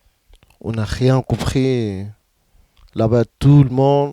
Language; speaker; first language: French; non-native, learner; Arabic